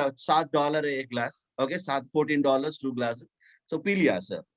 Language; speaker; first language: Hindi; non-native, local second language; Telugu